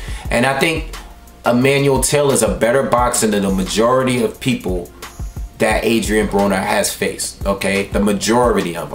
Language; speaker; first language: English; native; English